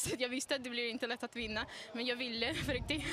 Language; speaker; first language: Swedish; non-native, fluent; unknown